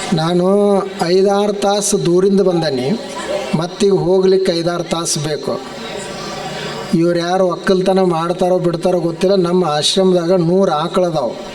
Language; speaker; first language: Kannada; native; Kannada